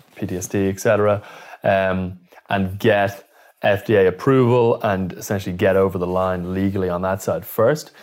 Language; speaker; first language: English; native; English